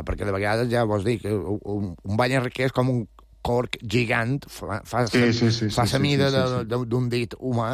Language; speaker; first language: Catalan; native; Catalan